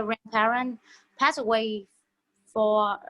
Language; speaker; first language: English; non-native, learner; Vietnamese